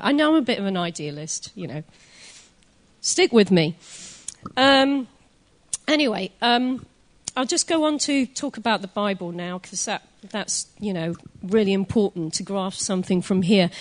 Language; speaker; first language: English; native; English